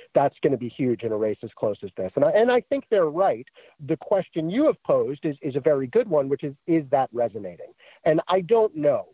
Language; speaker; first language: English; native; English